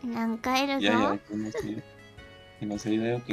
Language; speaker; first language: Japanese; non-native, fluent; Spanish